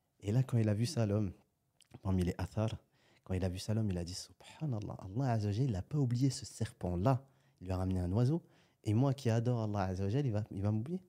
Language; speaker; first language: French; native; French